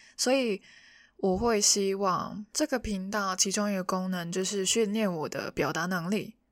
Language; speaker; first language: Chinese; non-native, local second language; Cantonese